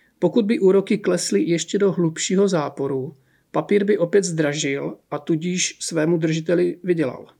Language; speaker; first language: Czech; native; Czech